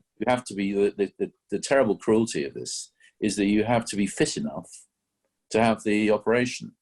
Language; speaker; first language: English; native; English